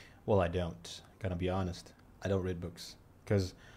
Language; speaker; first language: English; non-native, fluent; Indonesian